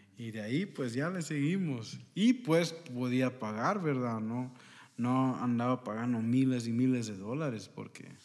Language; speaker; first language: Spanish; early bilingual, heritage; Spanish